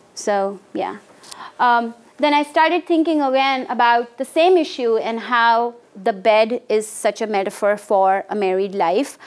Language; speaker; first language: English; non-native, local second language; Hindi